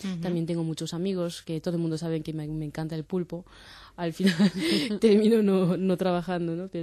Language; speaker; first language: Spanish; non-native, fluent; Japanese